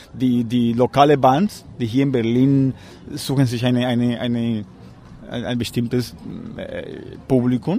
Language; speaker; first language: German; non-native, learner; Spanish